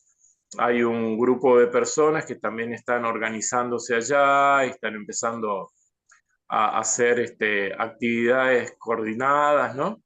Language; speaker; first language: Spanish; native; Spanish